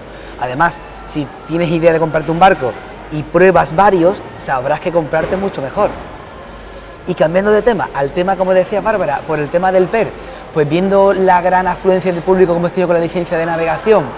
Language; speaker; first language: Spanish; native; Spanish